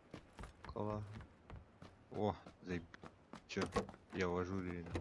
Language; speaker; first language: Russian; non-native, local second language; Yakut